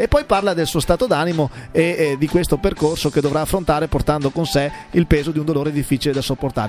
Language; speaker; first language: Italian; native; Italian